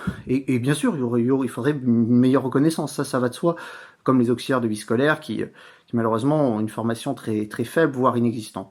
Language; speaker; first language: French; native; French